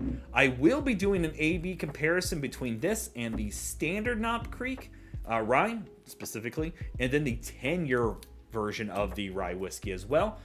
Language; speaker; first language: English; native; English